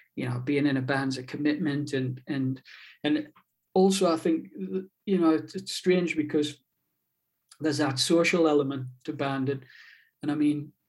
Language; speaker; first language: English; native; English